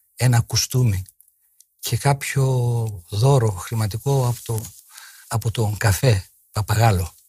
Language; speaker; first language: Greek; native; Greek